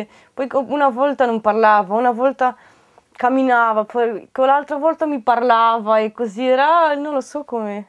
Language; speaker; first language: Italian; non-native, fluent; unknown